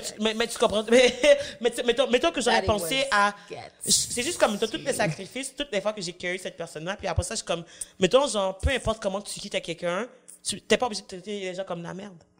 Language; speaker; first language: French; native; French